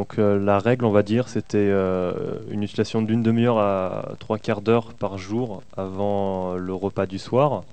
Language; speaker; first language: French; native; French